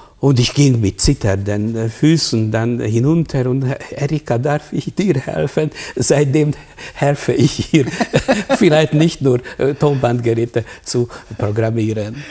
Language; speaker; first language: German; non-native, fluent; Hungarian